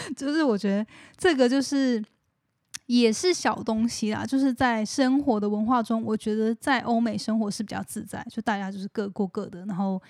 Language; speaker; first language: Chinese; native; Chinese